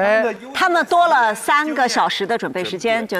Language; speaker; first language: Chinese; native; Chinese